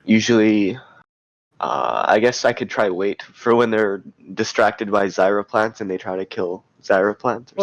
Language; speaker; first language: English; native; English